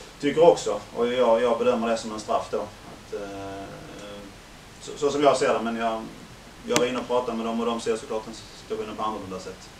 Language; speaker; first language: Swedish; native; Swedish